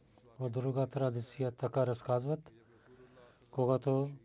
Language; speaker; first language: Bulgarian; non-native, learner; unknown